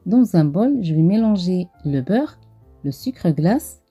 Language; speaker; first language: French; non-native, local second language; Arabic